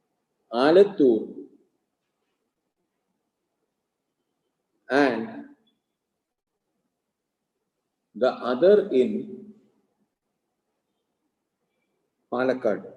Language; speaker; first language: English; non-native, local second language; Malayalam